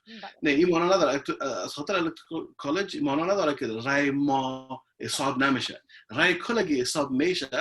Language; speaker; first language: Persian; early bilingual, heritage; Persian